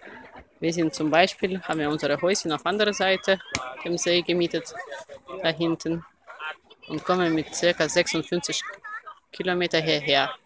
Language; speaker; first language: German; non-native, learner; Russian